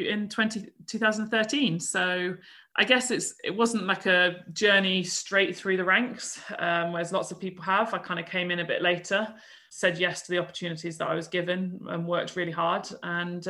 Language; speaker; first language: English; native; English